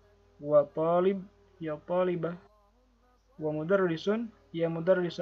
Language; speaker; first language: Arabic; non-native, fluent; Indonesian